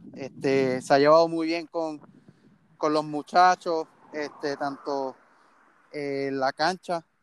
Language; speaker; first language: Spanish; native; Spanish